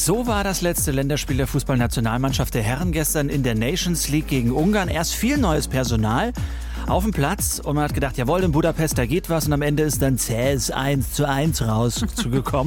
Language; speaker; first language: German; native; German